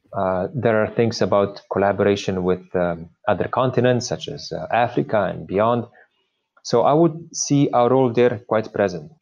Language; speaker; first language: English; non-native, fluent; Slovenian